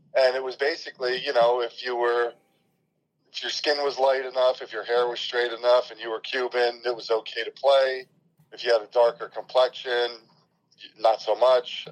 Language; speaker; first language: English; native; English